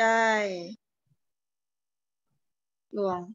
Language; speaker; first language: Chinese; non-native, learner; Thai